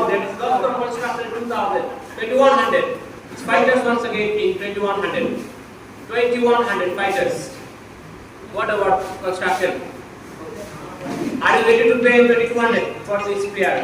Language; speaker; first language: English; non-native, local second language; Bangla